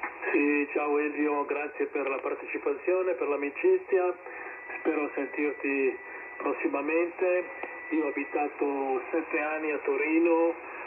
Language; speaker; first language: Italian; early bilingual, other home language; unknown